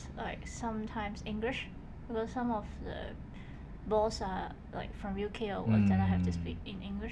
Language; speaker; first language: English; non-native, local second language; Cantonese